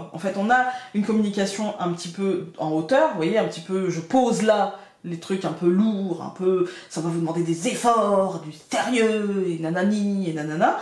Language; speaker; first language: French; native; French